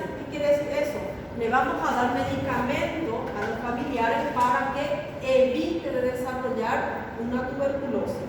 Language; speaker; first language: Spanish; native; Spanish